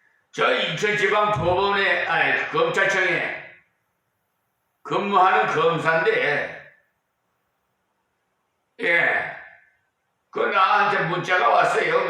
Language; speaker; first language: Korean; native; Korean